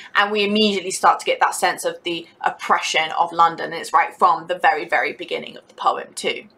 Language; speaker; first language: English; native; English